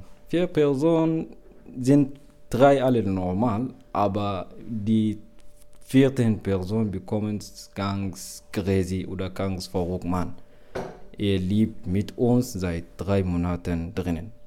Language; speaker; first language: German; non-native, learner; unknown